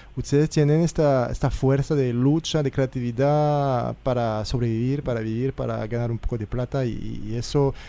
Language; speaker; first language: Spanish; non-native, fluent; French